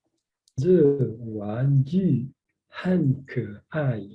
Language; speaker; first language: Chinese; non-native, learner; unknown